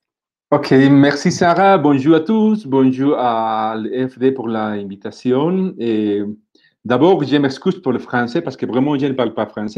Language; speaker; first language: French; non-native, fluent; Spanish